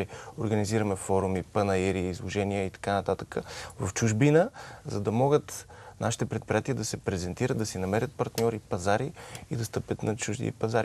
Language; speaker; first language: Bulgarian; native; Bulgarian